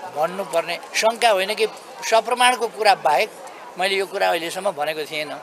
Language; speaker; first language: Nepali; native; Nepali